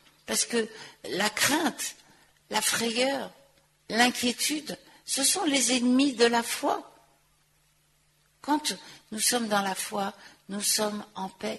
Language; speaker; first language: French; native; French